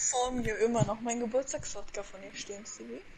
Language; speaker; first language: German; native; German